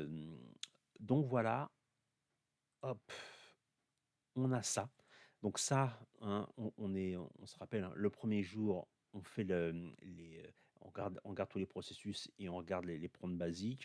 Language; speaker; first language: French; native; French